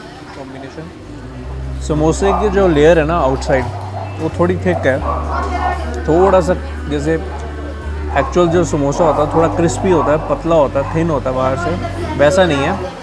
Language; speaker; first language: Hindi; native; Hindi